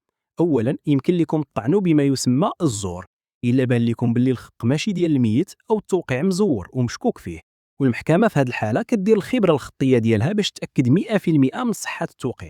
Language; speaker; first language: Arabic; native; Arabic